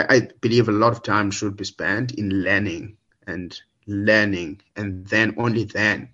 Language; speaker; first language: English; non-native, local second language; Xhosa